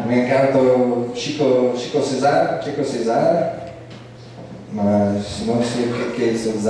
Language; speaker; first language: Portuguese; non-native, learner; English